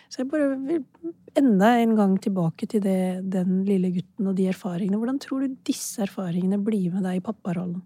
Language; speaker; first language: Norwegian; early bilingual, other home language; Urdu